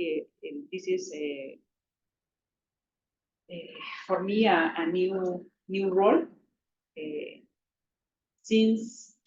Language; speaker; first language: English; non-native, local second language; Spanish